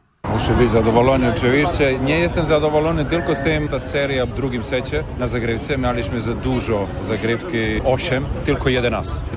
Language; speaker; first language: Polish; non-native, learner; Serbian